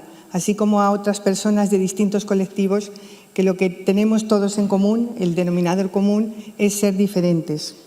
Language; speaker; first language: Spanish; native; Spanish